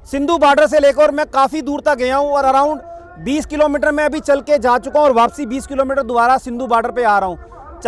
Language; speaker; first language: Hindi; non-native, local second language; Punjabi